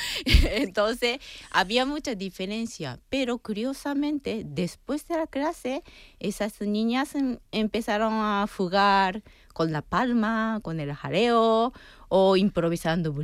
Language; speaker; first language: Spanish; non-native, fluent; Japanese